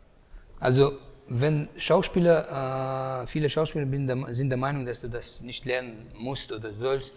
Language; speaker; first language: German; native; German